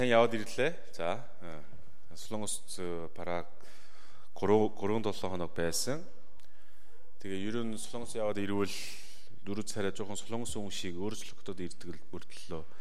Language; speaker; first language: Mongolian; non-native, fluent; Korean